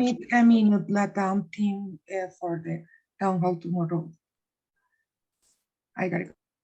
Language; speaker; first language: English; non-native, learner; Spanish